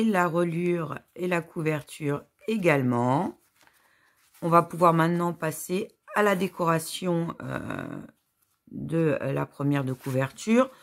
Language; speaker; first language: French; native; French